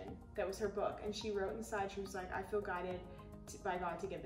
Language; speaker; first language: English; native; English